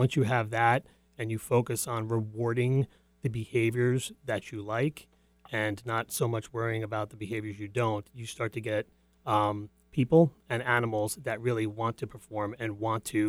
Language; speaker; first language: English; native; English